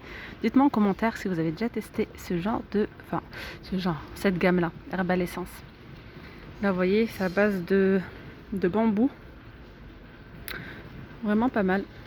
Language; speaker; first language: French; native; French